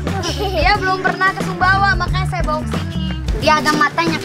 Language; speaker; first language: Indonesian; native; Indonesian